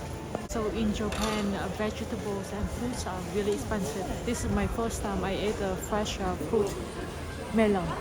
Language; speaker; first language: English; non-native, fluent; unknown